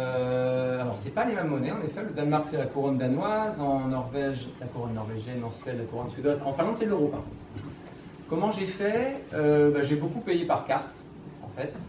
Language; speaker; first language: French; native; French